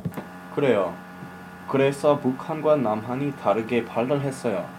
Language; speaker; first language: Korean; non-native, learner; English